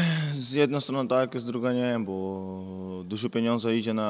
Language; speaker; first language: Polish; non-native, learner; Portuguese